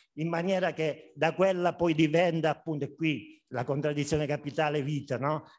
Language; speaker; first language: Italian; native; Italian